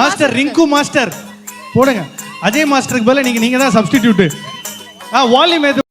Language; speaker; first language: Tamil; native; Tamil